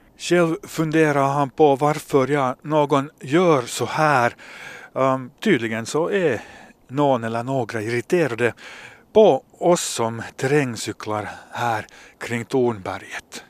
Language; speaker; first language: Swedish; native; Swedish